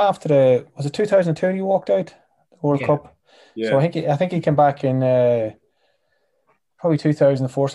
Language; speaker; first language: English; native; English